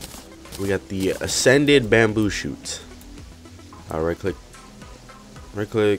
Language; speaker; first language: English; native; English